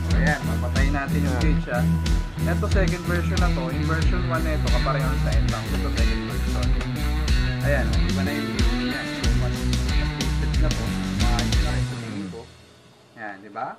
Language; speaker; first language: Filipino; native; Filipino